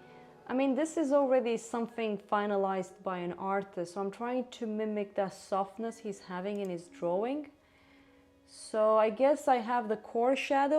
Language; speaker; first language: English; non-native, fluent; Romanian